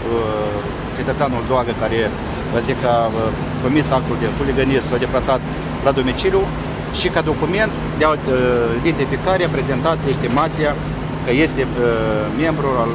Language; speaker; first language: Romanian; native; Romanian